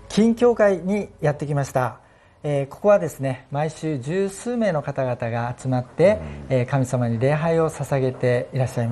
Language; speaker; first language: Japanese; native; Japanese